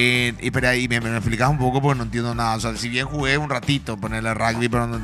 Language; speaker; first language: Spanish; native; Spanish